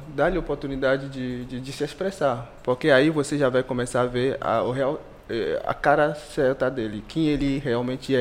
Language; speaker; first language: Portuguese; non-native, fluent; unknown